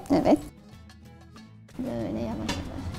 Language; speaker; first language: Turkish; non-native, learner; Arabic